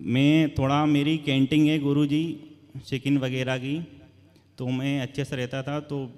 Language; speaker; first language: Hindi; native; Hindi